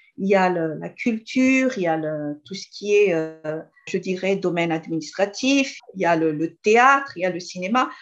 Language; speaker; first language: French; non-native, local second language; Malagasy